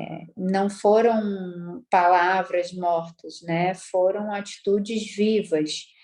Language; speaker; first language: Portuguese; native; Portuguese